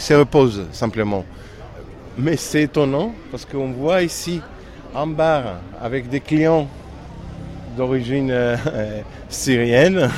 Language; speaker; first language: French; non-native, fluent; Greek